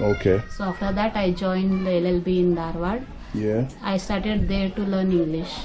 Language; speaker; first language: English; non-native, local second language; Konkani